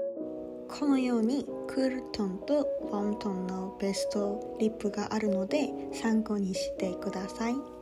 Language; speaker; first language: Japanese; non-native, fluent; Korean